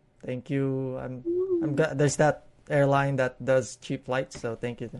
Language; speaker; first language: English; non-native, local second language; Pampanga